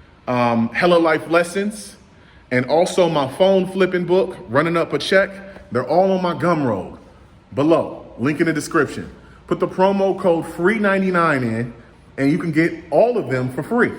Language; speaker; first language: English; native; English